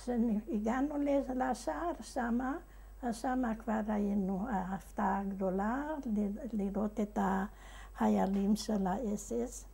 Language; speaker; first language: Hebrew; non-native, fluent; Hungarian